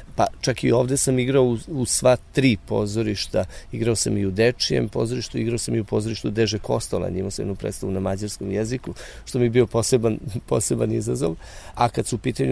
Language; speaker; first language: Serbian; native; Serbian